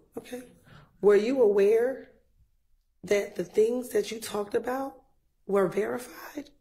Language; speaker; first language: English; native; English